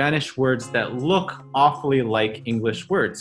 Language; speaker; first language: English; early bilingual, other home language; Chinese